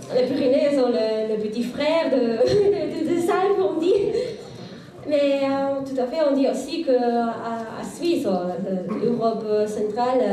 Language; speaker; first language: French; non-native, fluent; Spanish